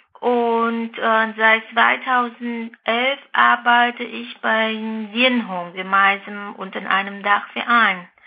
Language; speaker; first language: German; non-native, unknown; Vietnamese